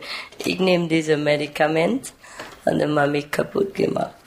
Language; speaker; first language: German; non-native, learner; Vietnamese